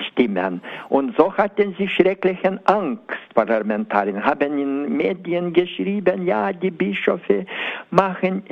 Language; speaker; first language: German; non-native, learner; Lithuanian